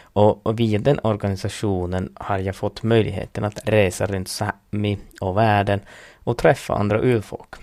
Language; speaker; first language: Swedish; non-native, fluent; Northern Sami